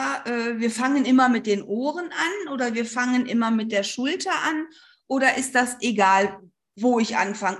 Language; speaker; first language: German; native; German